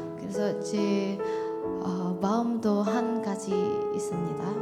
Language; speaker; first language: Korean; non-native, learner; Indonesian